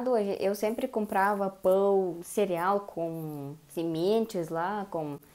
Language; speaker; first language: Portuguese; non-native, learner; Russian